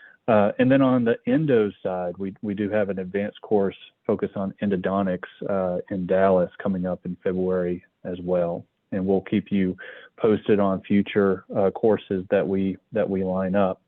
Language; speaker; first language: English; native; English